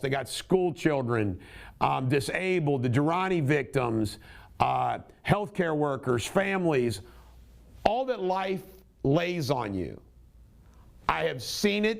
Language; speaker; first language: English; native; English